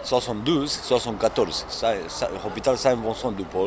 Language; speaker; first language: French; non-native, learner; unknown